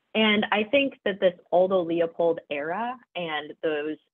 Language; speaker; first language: English; native; English